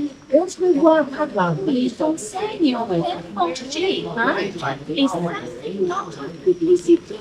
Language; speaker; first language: French; non-native, fluent; German